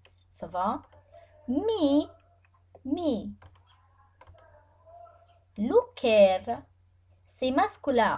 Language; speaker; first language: French; non-native, fluent; Arabic